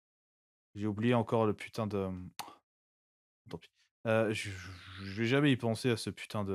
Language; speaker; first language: French; native; French